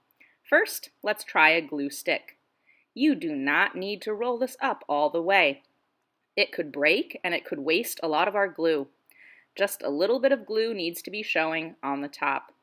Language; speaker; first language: English; native; English